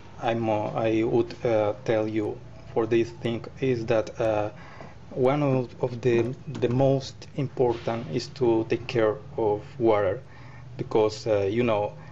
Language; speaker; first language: English; non-native, learner; Spanish